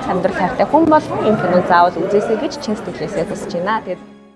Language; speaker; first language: Mongolian; native; Mongolian